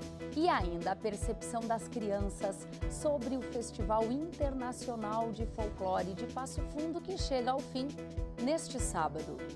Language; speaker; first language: Portuguese; native; Portuguese